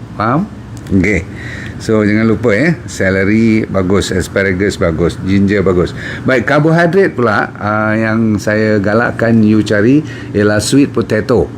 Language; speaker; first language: Malay; native; Malay